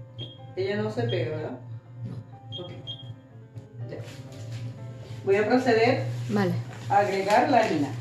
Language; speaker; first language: Spanish; native; Spanish